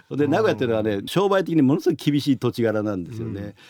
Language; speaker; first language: Japanese; native; Japanese